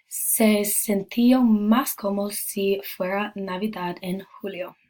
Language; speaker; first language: Spanish; non-native, learner; English